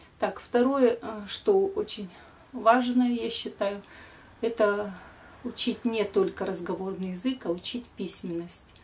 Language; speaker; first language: Russian; native; Russian